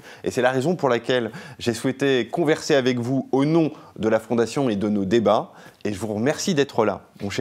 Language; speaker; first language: French; native; French